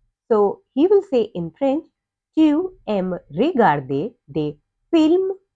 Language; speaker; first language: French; non-native, fluent; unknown